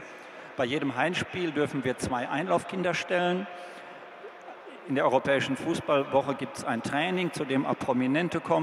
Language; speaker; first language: German; native; German